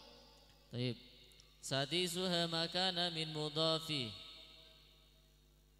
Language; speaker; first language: Arabic; non-native, fluent; Indonesian